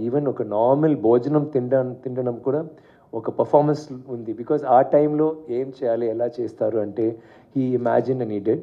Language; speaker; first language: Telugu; non-native, learner; Tamil